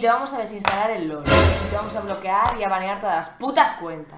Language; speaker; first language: Spanish; native; Spanish